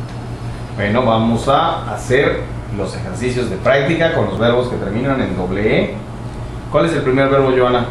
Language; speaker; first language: Spanish; native; Spanish